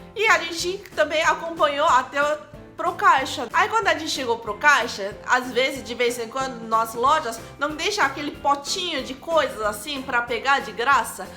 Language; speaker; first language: Portuguese; non-native, fluent; Korean